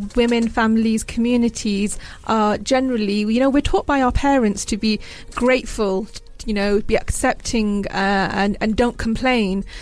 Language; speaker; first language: English; early bilingual, other home language; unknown